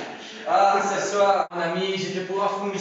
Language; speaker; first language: French; non-native, learner; English